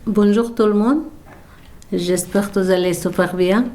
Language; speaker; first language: French; non-native, learner; Persian